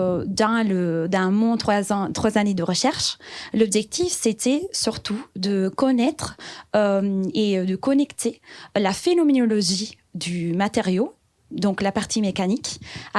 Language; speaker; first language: French; native; French